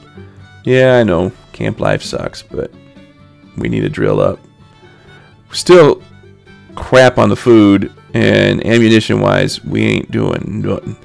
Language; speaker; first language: English; native; English